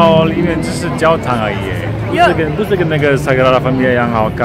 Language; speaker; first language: Chinese; non-native, learner; German